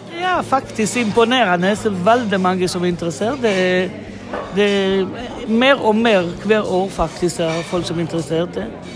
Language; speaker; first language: Norwegian; non-native, learner; Hebrew